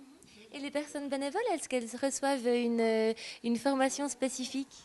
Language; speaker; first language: French; native; French